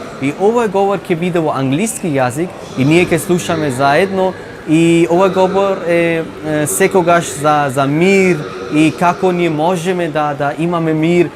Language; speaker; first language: Macedonian; non-native, learner; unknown